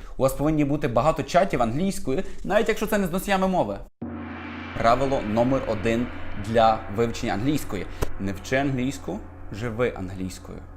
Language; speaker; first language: Ukrainian; native; Ukrainian